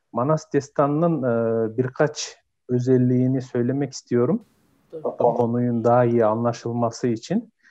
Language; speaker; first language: Turkish; non-native, fluent; Kyrgyz